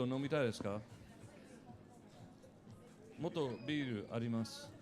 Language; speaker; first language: Japanese; non-native, learner; English